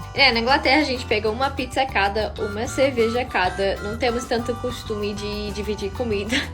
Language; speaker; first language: Portuguese; non-native, fluent; English